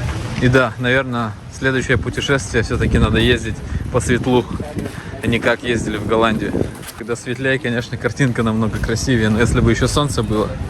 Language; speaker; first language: Russian; native; Russian